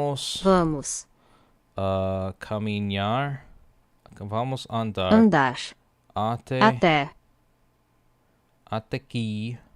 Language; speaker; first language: Portuguese; non-native, learner; English